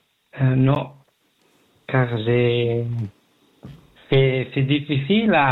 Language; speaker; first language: French; non-native, learner; Pashto